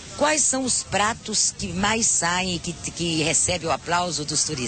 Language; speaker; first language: Portuguese; native; Portuguese